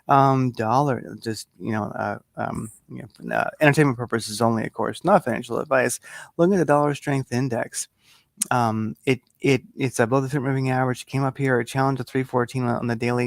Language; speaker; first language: English; native; English